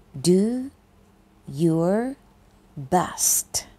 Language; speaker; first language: English; non-native, fluent; Thai